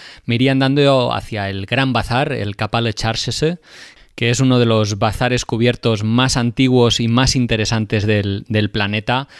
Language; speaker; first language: Spanish; native; Spanish